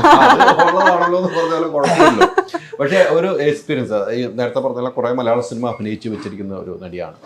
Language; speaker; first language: Malayalam; native; Malayalam